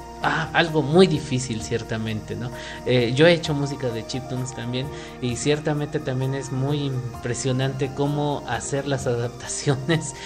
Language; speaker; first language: Spanish; native; Spanish